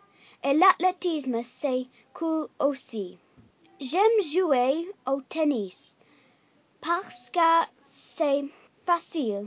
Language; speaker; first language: French; non-native, learner; English